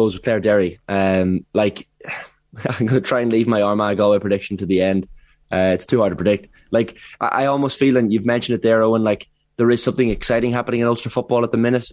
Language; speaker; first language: English; native; English